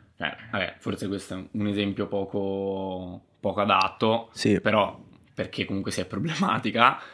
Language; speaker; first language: Italian; native; Italian